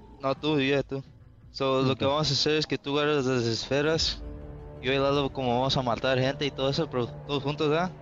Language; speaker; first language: Spanish; early bilingual, heritage; English